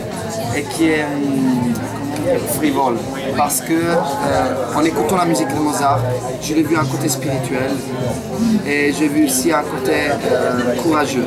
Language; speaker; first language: French; non-native, fluent; Italian